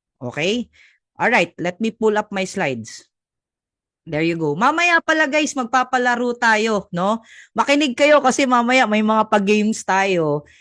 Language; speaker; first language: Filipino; non-native, local second language; Cebuano